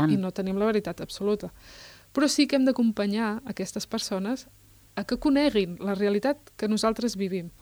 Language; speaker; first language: Catalan; early bilingual, other home language; Berber languages